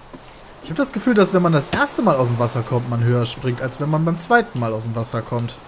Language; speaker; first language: German; native; German